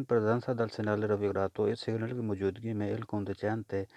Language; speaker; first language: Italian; non-native, learner; Urdu